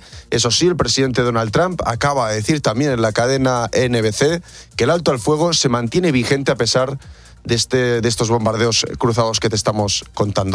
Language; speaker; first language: Spanish; native; Spanish